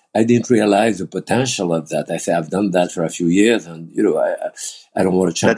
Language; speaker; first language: English; non-native, fluent; French